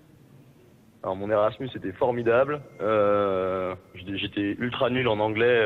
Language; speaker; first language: French; native; French